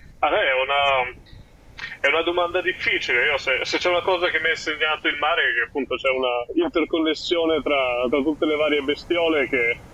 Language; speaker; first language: Italian; native; Italian